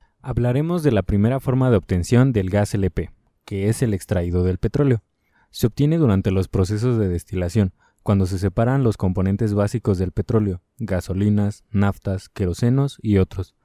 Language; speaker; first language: Spanish; native; Spanish